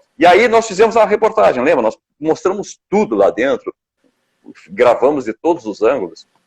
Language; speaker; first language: Portuguese; native; Portuguese